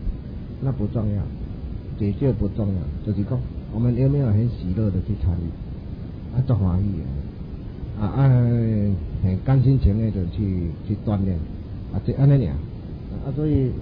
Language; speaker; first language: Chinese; non-native, local second language; Min Nan Chinese